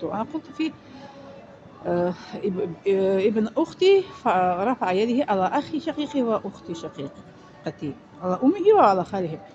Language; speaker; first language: Arabic; non-native, fluent; Tajik